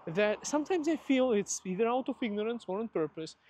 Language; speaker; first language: English; non-native, fluent; Russian